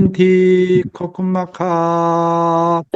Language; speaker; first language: Korean; native; Korean